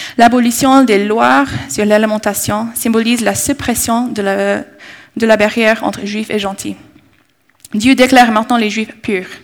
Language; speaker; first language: French; non-native, fluent; English